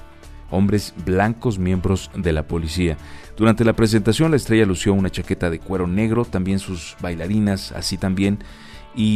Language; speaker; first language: Spanish; native; Spanish